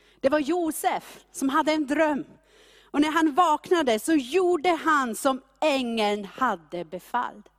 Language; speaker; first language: Swedish; non-native, fluent; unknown